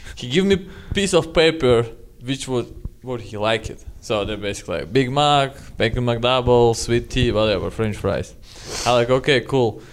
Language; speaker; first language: English; non-native, learner; Russian